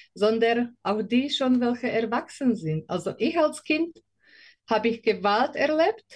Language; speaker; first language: German; non-native, learner; Slovak